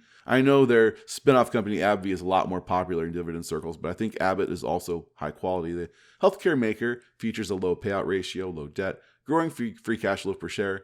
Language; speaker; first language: English; native; English